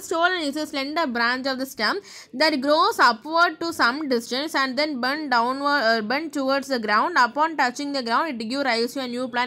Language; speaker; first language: English; non-native, local second language; Tamil